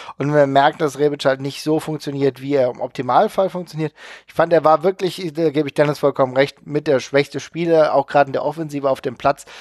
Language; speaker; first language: German; native; German